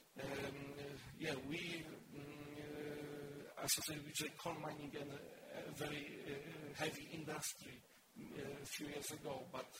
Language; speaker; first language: English; non-native, learner; Polish